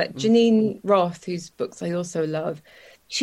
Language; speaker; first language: English; native; English